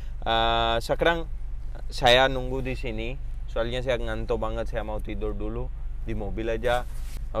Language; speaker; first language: Indonesian; non-native, fluent; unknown